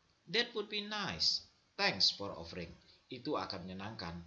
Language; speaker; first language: English; non-native, fluent; Indonesian